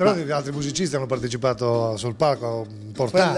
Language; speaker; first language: Italian; native; Italian